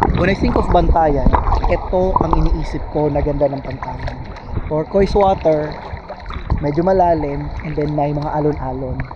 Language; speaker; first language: Filipino; non-native, local second language; Cebuano